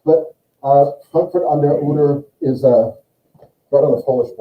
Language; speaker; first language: German; non-native, fluent; English